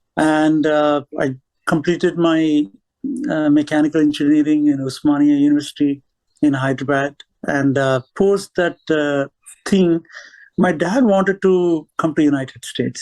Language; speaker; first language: English; non-native, local second language; Telugu